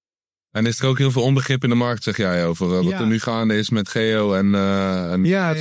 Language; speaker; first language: Dutch; native; Dutch